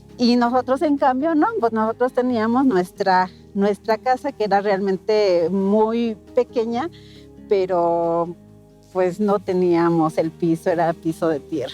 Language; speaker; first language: Spanish; non-native, local second language; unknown